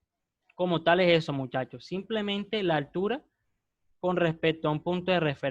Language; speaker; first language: Spanish; native; Spanish